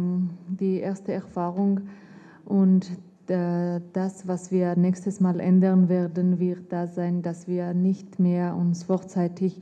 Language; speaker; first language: German; non-native, fluent; Armenian